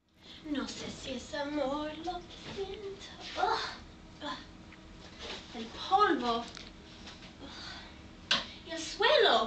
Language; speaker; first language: Spanish; non-native, learner; English